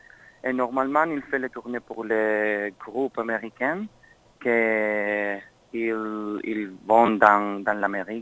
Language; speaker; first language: French; non-native, learner; Spanish